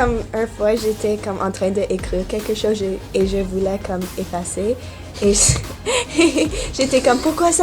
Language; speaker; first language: French; non-native, local second language; English